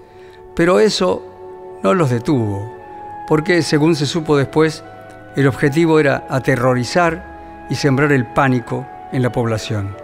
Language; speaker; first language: Spanish; native; Spanish